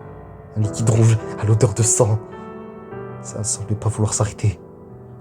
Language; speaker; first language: French; native; French